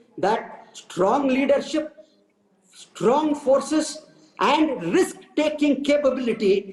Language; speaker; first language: English; non-native, local second language; Tamil